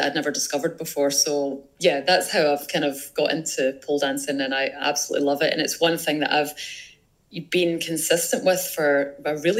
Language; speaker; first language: English; native; English